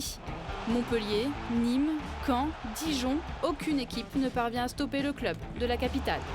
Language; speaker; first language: French; native; French